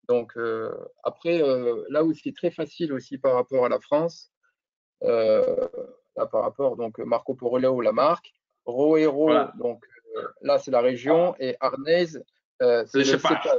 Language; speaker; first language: French; native; French